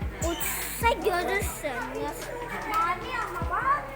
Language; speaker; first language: Turkish; early bilingual, heritage; Turkish